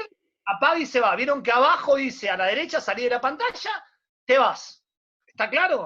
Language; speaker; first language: Spanish; native; Spanish